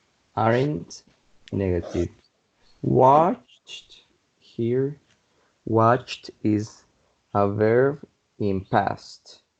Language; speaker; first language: English; non-native, fluent; Spanish